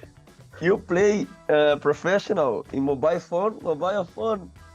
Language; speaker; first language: English; non-native, learner; Portuguese